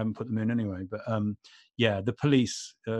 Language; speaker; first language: English; native; English